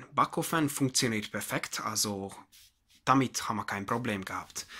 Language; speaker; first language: German; non-native, fluent; Hungarian